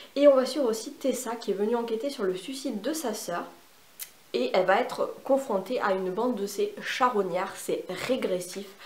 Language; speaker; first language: French; native; French